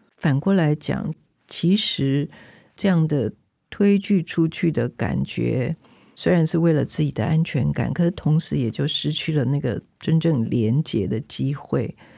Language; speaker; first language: Chinese; native; Chinese